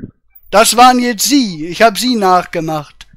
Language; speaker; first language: German; native; German